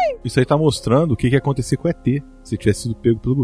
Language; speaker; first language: Portuguese; native; Portuguese